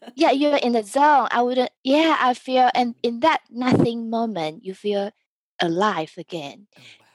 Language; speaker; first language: English; early bilingual, other home language; Chinese